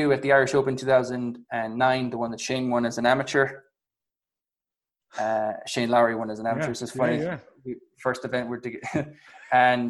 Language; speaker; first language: English; native; English